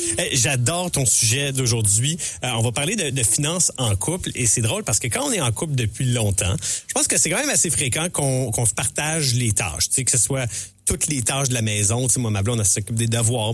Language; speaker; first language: French; native; French